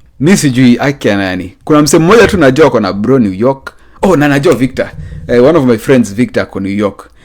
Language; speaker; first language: Swahili; native; Swahili